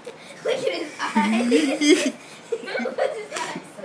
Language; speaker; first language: English; native; English